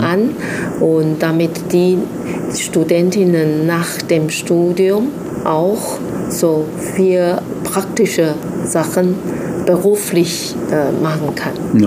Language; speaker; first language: German; non-native, fluent; Chinese